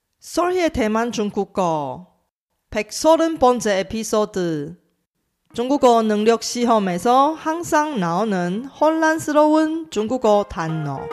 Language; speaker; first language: Korean; non-native, fluent; Chinese